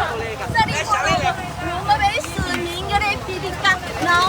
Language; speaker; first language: Chinese; native; Chinese